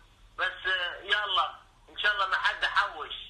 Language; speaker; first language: Arabic; native; Arabic